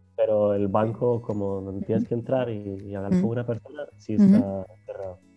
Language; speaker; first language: Spanish; native; Spanish